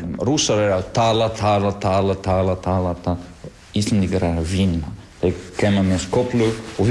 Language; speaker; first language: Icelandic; non-native, learner; Russian